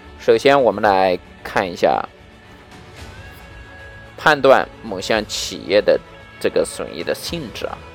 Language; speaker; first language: Chinese; native; Chinese